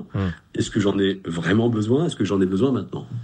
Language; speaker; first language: French; native; French